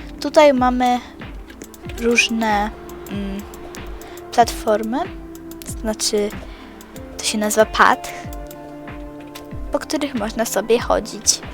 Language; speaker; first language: Polish; native; Polish